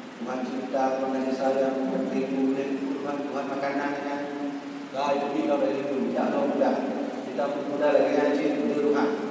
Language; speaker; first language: Malay; non-native, local second language; Achinese